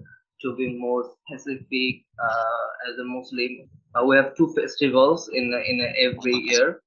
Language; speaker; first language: English; non-native, learner; Bangla